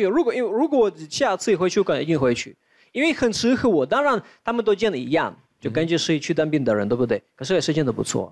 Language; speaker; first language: Chinese; non-native, fluent; Ukrainian